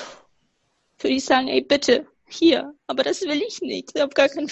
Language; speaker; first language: German; native; German